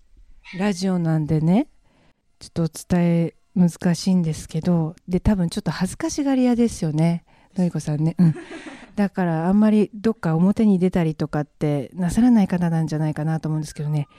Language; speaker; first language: Japanese; native; Japanese